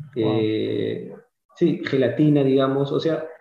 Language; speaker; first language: Spanish; early bilingual, other home language; English